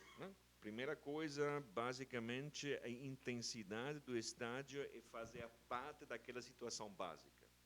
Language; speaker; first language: Portuguese; non-native, fluent; German